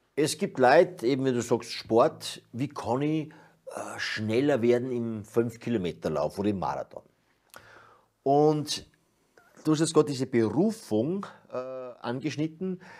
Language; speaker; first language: German; native; German